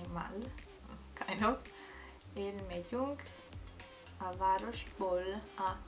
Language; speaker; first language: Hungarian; non-native, learner; Italian